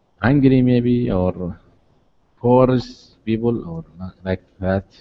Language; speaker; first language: English; non-native, learner; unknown